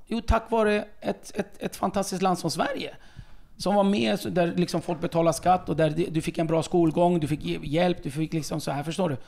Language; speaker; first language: Swedish; early bilingual, other home language; Kurdish